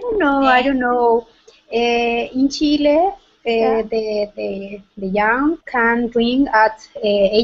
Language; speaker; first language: English; non-native, learner; Spanish